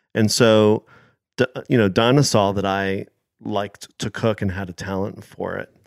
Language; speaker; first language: English; early bilingual, other home language; Hebrew